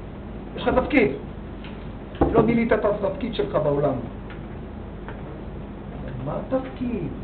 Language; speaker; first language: Hebrew; native; Hebrew